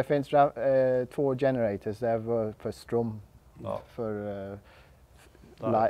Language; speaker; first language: Swedish; non-native, learner; English